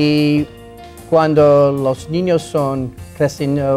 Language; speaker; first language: Spanish; non-native, learner; English